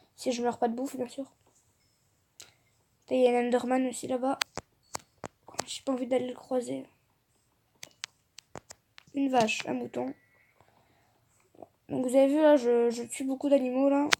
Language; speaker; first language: French; native; French